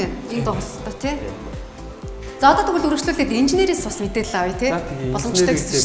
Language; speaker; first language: Mongolian; native; Mongolian